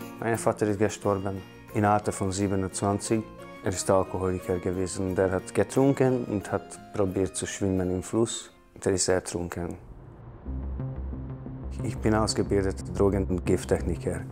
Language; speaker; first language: German; non-native, fluent; Hungarian